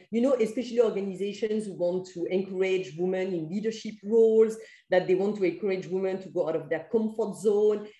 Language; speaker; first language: English; non-native, fluent; French